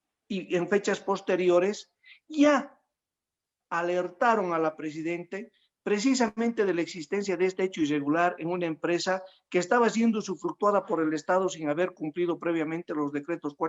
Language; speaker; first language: Spanish; native; Spanish